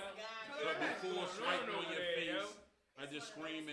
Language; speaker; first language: English; native; English